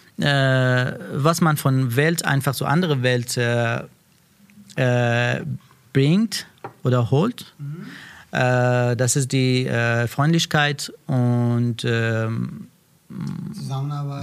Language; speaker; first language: German; non-native, learner; Persian